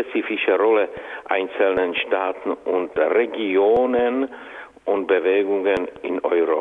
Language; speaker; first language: German; non-native, fluent; Czech